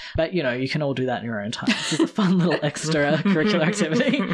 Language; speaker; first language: English; native; English